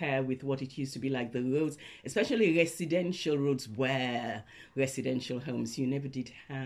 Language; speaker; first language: English; non-native, local second language; Krio